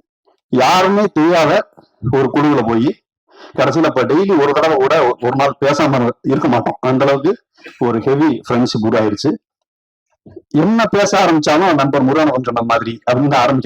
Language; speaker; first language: Tamil; native; Tamil